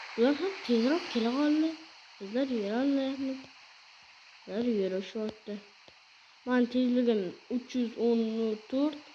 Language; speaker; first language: Uzbek; non-native, local second language; Kara-Kalpak